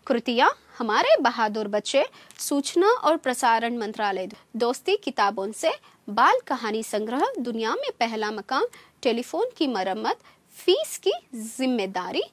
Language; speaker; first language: Hindi; non-native, local second language; Kannada